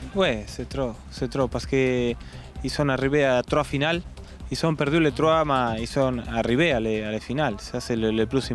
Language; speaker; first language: French; non-native, learner; Spanish